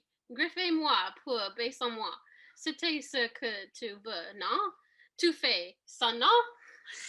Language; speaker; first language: French; non-native, learner; English